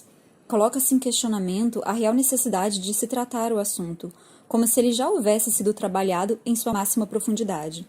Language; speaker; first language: Portuguese; native; Portuguese